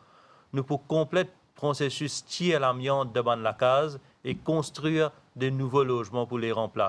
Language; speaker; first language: French; non-native, local second language; Morisyen